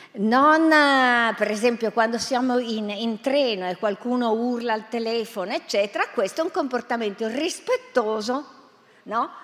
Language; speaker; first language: Italian; native; Italian